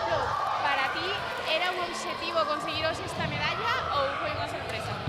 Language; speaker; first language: Galician; native; Galician